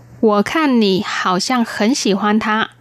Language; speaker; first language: Chinese; non-native, fluent; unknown